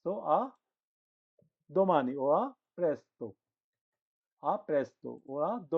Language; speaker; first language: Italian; non-native, fluent; Hindi